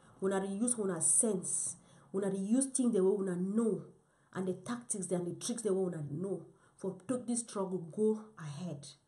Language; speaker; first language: Nigerian Pidgin; native; Nigerian Pidgin